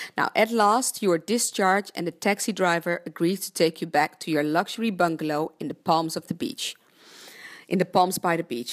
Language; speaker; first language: English; non-native, fluent; Dutch